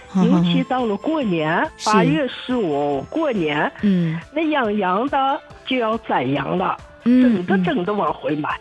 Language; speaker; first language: Chinese; native; Chinese